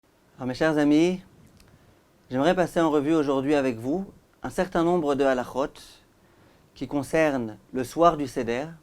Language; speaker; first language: French; native; French